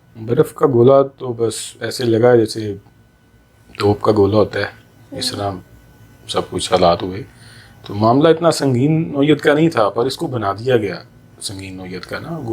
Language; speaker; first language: Urdu; non-native, local second language; Punjabi